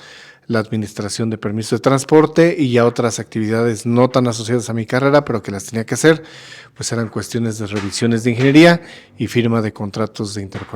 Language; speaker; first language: Spanish; native; Spanish